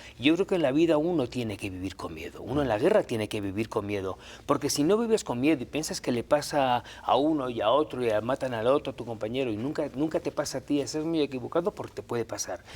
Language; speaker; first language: Spanish; native; Spanish